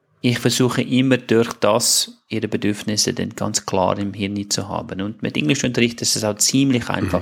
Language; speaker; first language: German; non-native, fluent; English